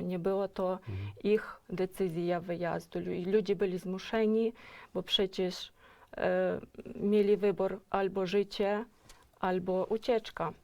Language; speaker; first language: Polish; non-native, fluent; Ukrainian